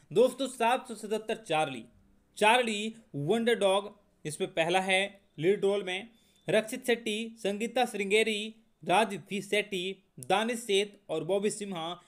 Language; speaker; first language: Hindi; native; Hindi